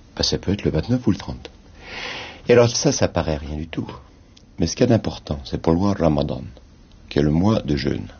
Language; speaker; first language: French; native; French